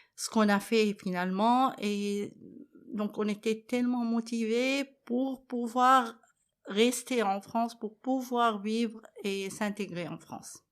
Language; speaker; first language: French; non-native, fluent; Arabic